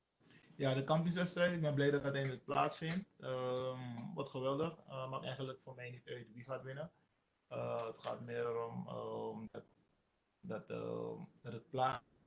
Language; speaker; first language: Dutch; non-native, local second language; Sranan Tongo